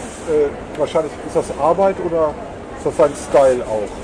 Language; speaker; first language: German; native; German